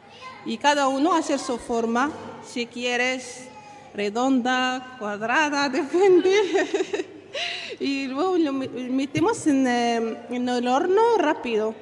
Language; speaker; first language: Spanish; non-native, learner; Arabic